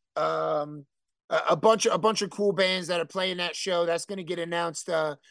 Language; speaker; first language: English; native; English